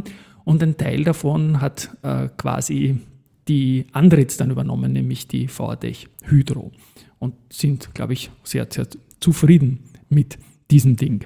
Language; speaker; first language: German; native; German